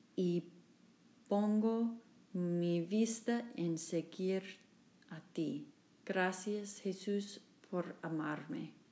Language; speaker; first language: Spanish; non-native, learner; English